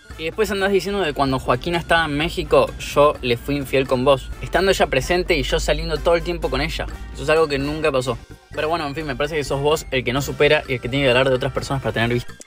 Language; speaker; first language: Spanish; native; Spanish